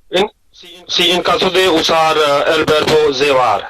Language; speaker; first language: Spanish; non-native, learner; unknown